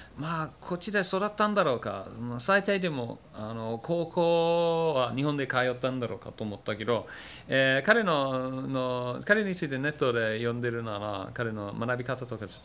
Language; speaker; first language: Japanese; non-native, fluent; English